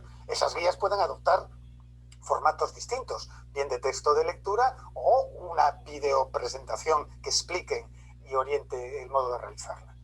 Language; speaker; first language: Spanish; native; Spanish